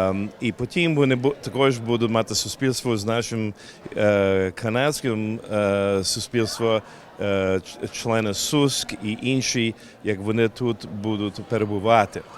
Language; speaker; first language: Ukrainian; early bilingual, heritage; Ukrainian